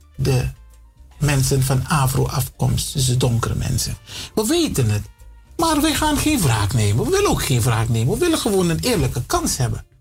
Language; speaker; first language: Dutch; non-native, local second language; Sranan Tongo